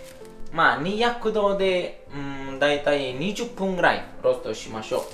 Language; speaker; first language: Japanese; non-native, fluent; Italian